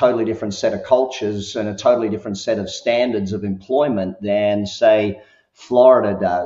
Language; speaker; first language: English; native; English